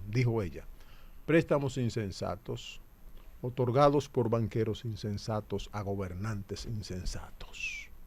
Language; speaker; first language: Spanish; native; Spanish